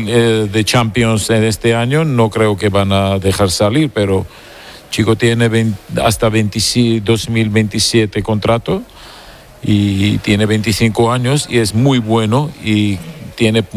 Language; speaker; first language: Spanish; non-native, fluent; Georgian